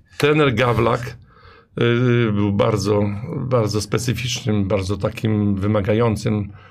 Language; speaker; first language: Polish; native; Polish